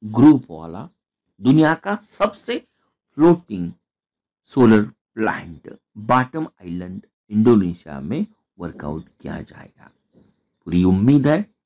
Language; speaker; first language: Hindi; non-native, local second language; Marathi